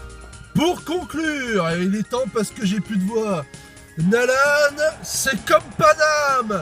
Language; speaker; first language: French; native; French